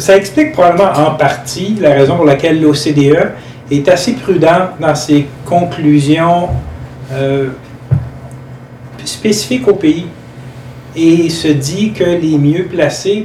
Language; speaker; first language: French; native; French